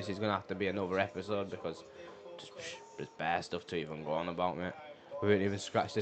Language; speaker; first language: English; native; English